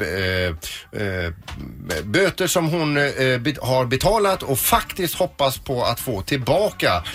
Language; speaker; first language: Swedish; native; Swedish